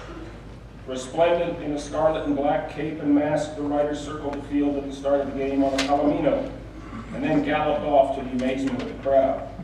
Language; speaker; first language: English; native; English